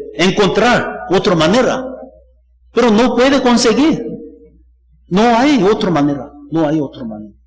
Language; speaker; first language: Spanish; non-native, learner; Korean